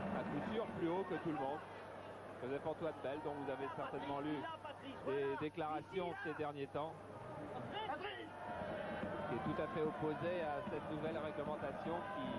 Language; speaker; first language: French; native; French